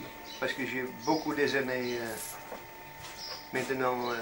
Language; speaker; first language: French; non-native, learner; Dutch